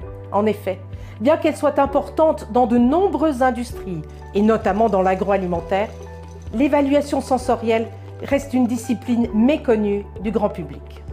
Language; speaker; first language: French; native; French